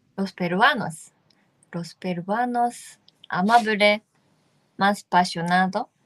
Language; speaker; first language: Spanish; non-native, fluent; Japanese